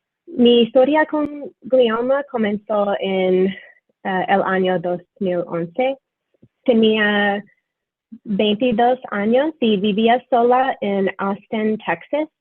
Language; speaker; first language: Spanish; non-native, fluent; English